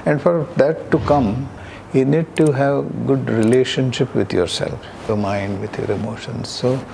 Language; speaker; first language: English; non-native, local second language; Marathi